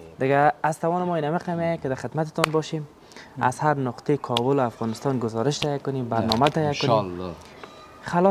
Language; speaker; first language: Persian; native; Persian